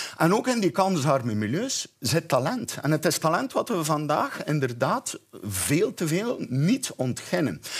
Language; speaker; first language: Dutch; native; Dutch